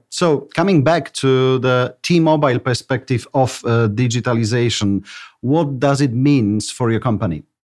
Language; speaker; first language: English; non-native, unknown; Polish